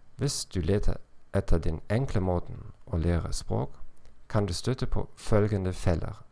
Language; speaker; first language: Norwegian; non-native, learner; German